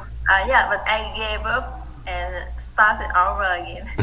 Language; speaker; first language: English; non-native, learner; Vietnamese